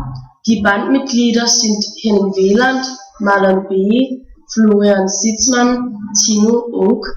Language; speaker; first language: German; non-native, learner; Danish